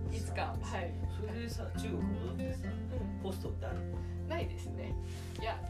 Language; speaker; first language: Japanese; non-native, fluent; Chinese